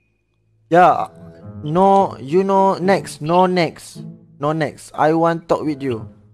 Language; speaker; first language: English; non-native, learner; Malay